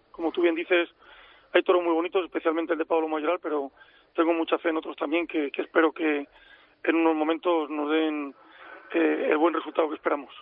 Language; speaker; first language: Spanish; native; Spanish